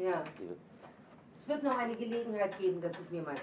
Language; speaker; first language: German; native; German